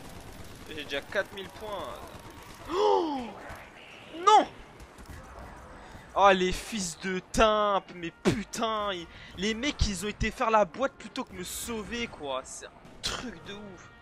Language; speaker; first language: French; native; French